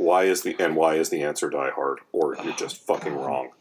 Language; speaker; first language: English; native; English